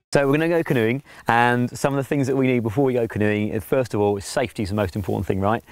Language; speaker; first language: English; native; English